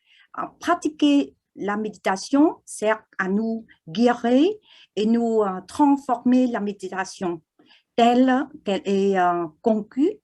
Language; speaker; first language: French; non-native, fluent; Vietnamese